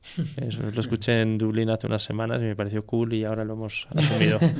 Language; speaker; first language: Spanish; non-native, fluent; French